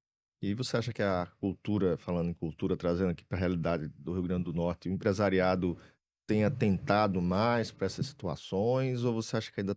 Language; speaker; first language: Portuguese; native; Portuguese